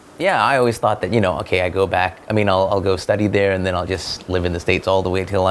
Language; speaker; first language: English; non-native, local second language; Malay